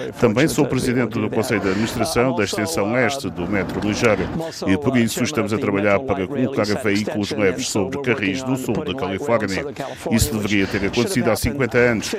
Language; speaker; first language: Portuguese; early bilingual, heritage; Portuguese